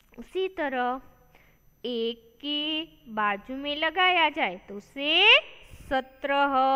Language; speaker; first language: Hindi; non-native, local second language; Gujarati